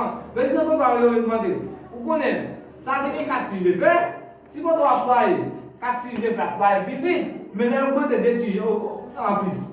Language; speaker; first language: French; non-native, local second language; Haitian Creole